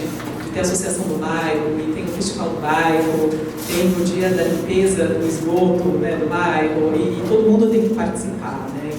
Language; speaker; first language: Portuguese; native; Portuguese